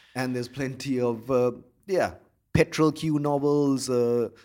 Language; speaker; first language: English; non-native, local second language; Sinhala